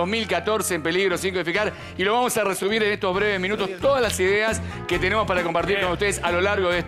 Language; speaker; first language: Spanish; native; Spanish